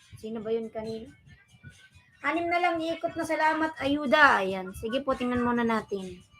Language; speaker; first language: Filipino; non-native, local second language; Bikol